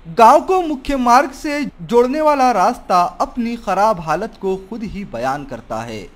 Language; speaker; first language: Hindi; non-native, local second language; Marathi